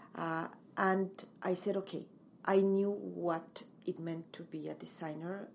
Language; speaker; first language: English; non-native, fluent; Spanish